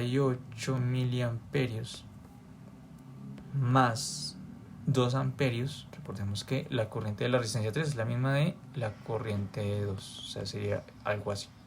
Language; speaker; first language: Spanish; native; Spanish